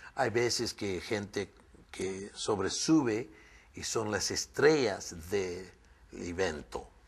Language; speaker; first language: Spanish; early bilingual, other home language; English